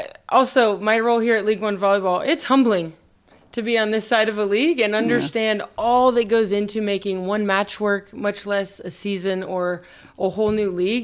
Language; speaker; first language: English; native; English